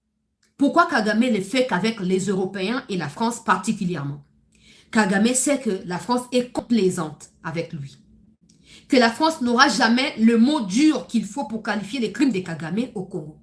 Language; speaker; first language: French; non-native, local second language; Lingala